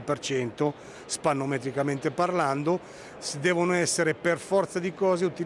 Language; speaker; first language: Italian; native; Italian